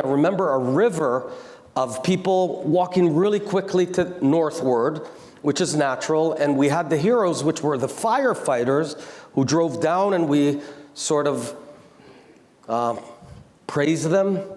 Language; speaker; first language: English; non-native, local second language; Hebrew